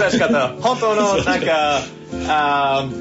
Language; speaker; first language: Japanese; non-native, fluent; English